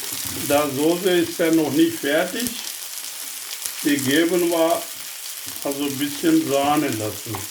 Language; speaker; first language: German; non-native, learner; Urdu